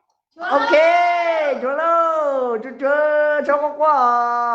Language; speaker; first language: Chinese; non-native, learner; Hmong